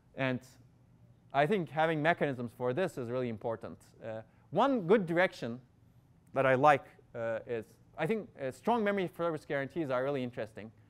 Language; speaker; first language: English; non-native, fluent; Turkish